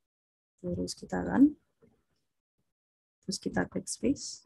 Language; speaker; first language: Indonesian; native; Indonesian